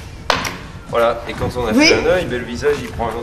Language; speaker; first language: French; native; French